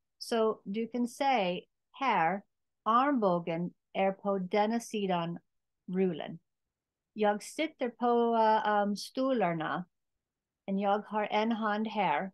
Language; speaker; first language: Swedish; non-native, learner; English